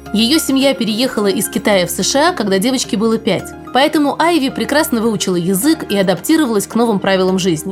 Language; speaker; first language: Russian; native; Russian